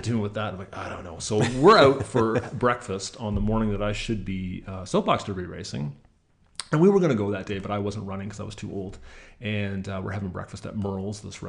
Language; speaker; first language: English; native; English